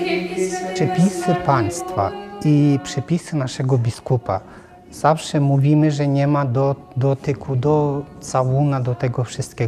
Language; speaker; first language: Polish; non-native, fluent; Ukrainian